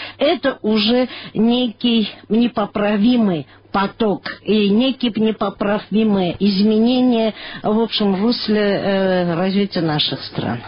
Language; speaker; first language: Russian; non-native, local second language; Armenian